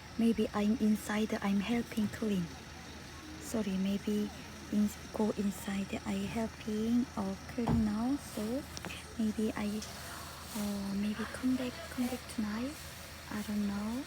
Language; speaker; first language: English; non-native, learner; Korean